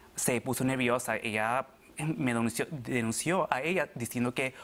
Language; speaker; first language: Spanish; early bilingual, other home language; Arabic